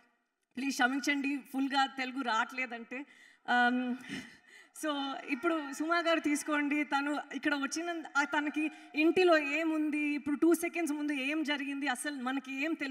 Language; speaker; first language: Telugu; non-native, fluent; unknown